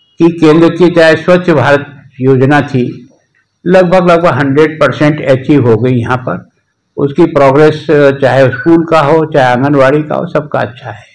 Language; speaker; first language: Hindi; native; Hindi